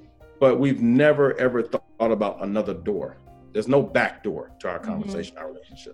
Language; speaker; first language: English; native; English